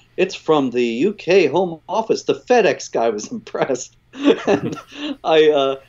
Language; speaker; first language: English; native; English